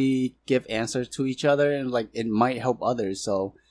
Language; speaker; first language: English; non-native, local second language; Cantonese